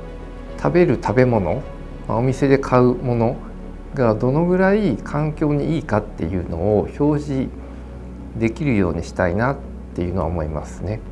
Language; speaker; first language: Japanese; native; Japanese